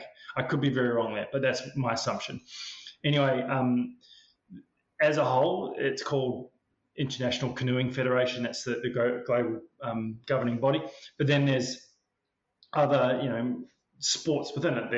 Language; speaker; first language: English; native; English